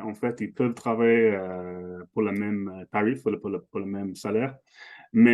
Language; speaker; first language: French; non-native, fluent; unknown